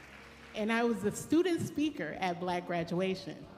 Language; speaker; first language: English; native; English